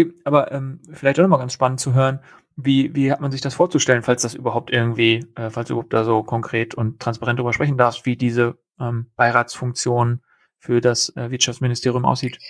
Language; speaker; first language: German; native; German